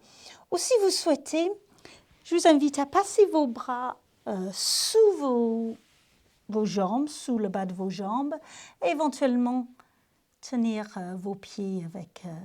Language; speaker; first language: French; native; French